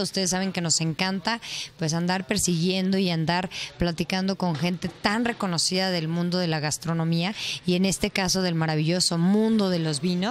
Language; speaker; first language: Spanish; native; Spanish